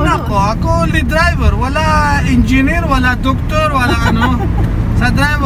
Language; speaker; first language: Filipino; non-native, learner; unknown